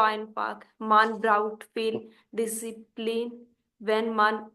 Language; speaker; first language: German; non-native, learner; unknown